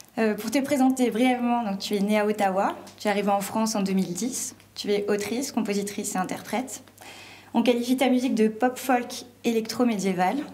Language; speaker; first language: French; native; French